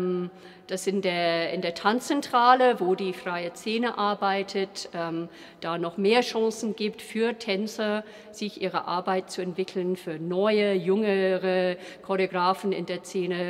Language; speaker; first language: German; non-native, fluent; English